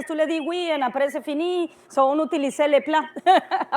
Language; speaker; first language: French; non-native, learner; Spanish